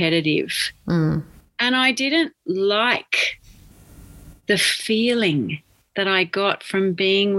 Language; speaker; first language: English; native; English